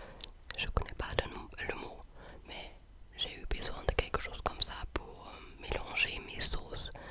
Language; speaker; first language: French; non-native, learner; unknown